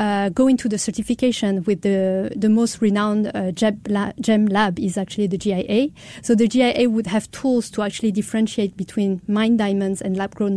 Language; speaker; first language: English; non-native, fluent; French